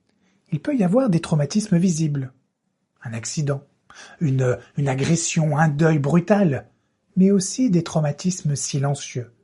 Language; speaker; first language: French; native; French